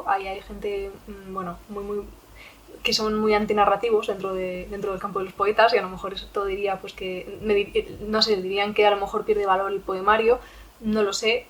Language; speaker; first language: Spanish; native; Spanish